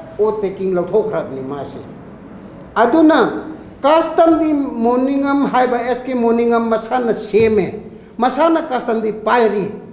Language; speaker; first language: Manipuri; non-native, local second language; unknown